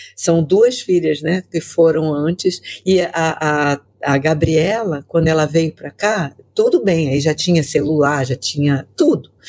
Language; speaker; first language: Portuguese; native; Portuguese